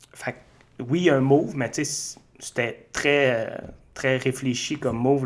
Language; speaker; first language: French; native; French